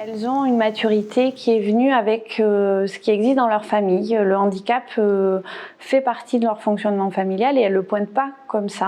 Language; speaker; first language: French; native; French